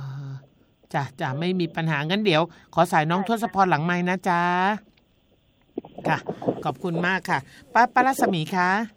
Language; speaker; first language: Thai; native; Thai